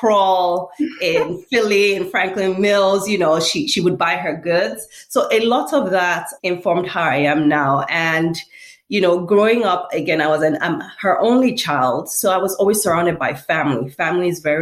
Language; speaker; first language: English; non-native, local second language; Yoruba